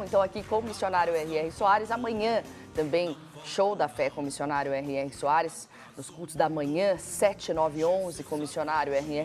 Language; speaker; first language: Portuguese; native; Portuguese